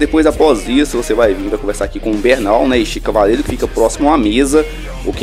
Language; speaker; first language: Portuguese; native; Portuguese